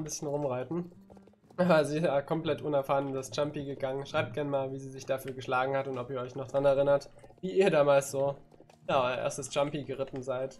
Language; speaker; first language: German; native; German